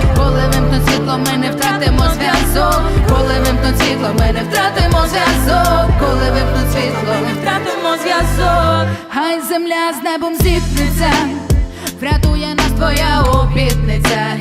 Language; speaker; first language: Ukrainian; native; Ukrainian